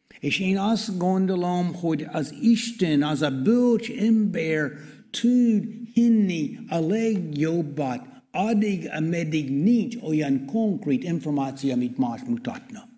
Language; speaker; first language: Hungarian; non-native, learner; English